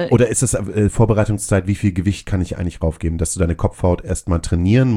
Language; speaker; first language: German; native; German